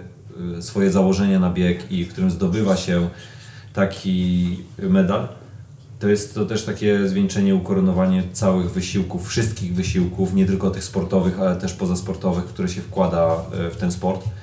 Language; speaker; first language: Polish; native; Polish